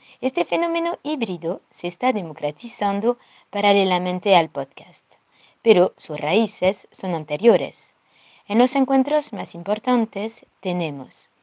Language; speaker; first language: Spanish; non-native, fluent; French